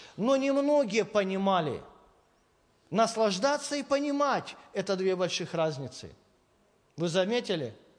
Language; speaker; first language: Russian; native; Russian